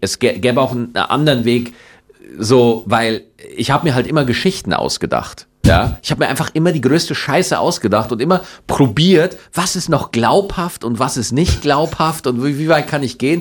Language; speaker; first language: German; native; German